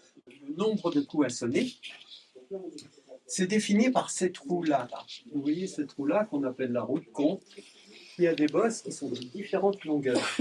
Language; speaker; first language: French; native; French